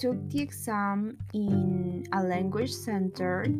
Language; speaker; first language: English; non-native, fluent; Spanish